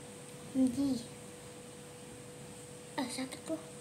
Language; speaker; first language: Indonesian; native; Indonesian